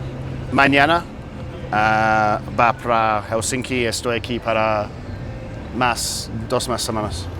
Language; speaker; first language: Spanish; non-native, learner; English